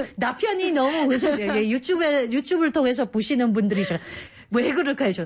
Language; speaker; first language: Korean; native; Korean